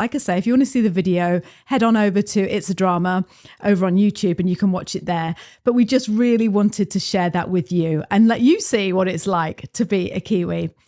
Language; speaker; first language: English; native; English